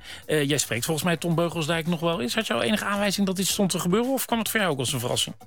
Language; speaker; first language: Dutch; native; Dutch